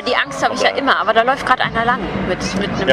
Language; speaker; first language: German; native; German